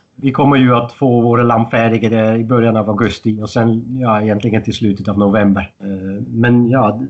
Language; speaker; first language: Swedish; non-native, fluent; Dutch